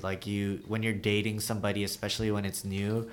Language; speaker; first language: English; native; English